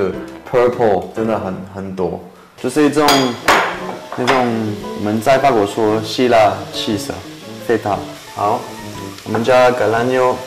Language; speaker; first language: Chinese; non-native, fluent; French